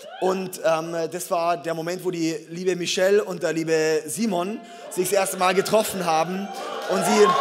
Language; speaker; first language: German; native; German